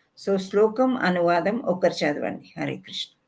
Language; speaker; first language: Telugu; native; Telugu